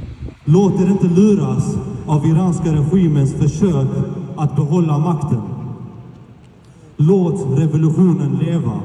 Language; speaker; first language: Swedish; early bilingual, other home language; Kurdish